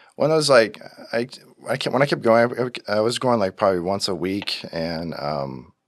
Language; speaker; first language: English; native; English